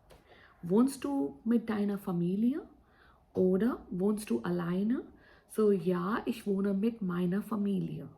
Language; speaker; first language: German; non-native, fluent; Hindi